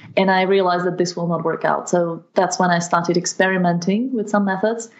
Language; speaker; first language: English; non-native, fluent; Slovak